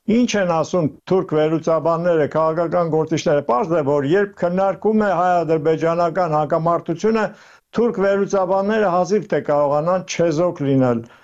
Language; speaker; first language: Armenian; native; Armenian